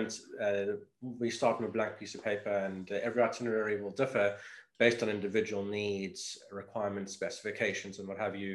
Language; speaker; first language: English; native; English